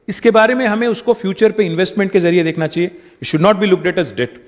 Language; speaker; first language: Hindi; non-native, local second language; Telugu